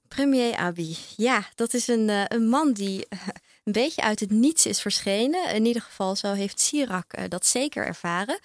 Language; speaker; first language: Dutch; native; Dutch